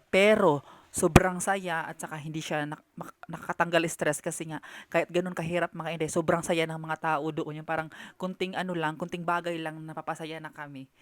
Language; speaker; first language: Filipino; non-native, local second language; Cebuano